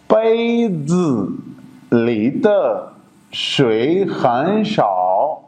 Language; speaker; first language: Chinese; non-native, fluent; Urdu